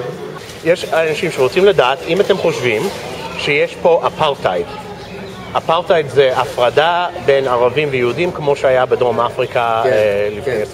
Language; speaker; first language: Hebrew; non-native, fluent; English